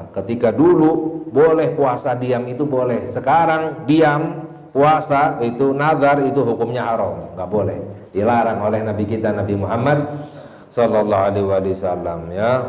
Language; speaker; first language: Indonesian; native; Indonesian